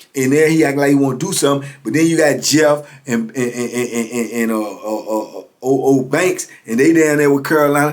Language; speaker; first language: English; native; English